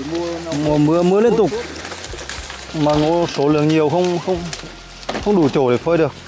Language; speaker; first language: Vietnamese; native; Vietnamese